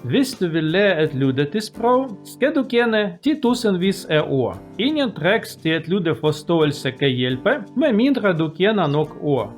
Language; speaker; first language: Danish; non-native, learner; Russian